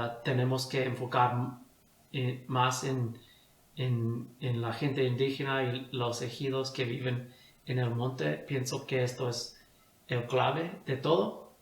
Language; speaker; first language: Spanish; non-native, fluent; English